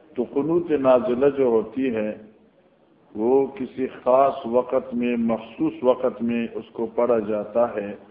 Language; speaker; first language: Urdu; non-native, local second language; Northern Hindko